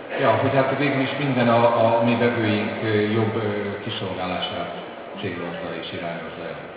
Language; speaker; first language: Hungarian; native; Hungarian